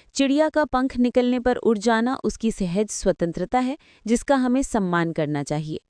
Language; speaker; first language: Hindi; non-native, local second language; Malayalam